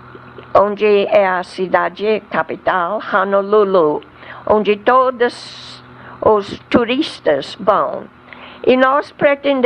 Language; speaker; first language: Portuguese; non-native, fluent; English